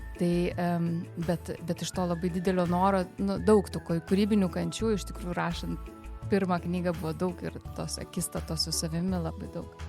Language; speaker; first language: Lithuanian; native; Lithuanian